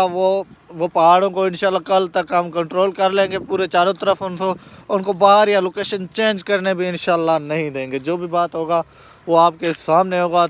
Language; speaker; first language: Urdu; non-native, local second language; Baluchi